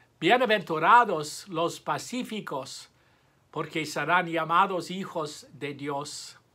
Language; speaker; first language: Spanish; non-native, fluent; English